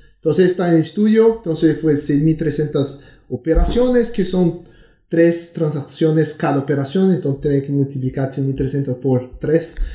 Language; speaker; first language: Spanish; non-native, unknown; Portuguese